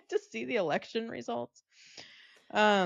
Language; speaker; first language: English; native; English